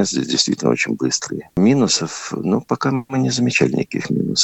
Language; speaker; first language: Russian; native; Russian